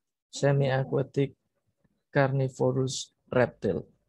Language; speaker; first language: English; non-native, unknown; Indonesian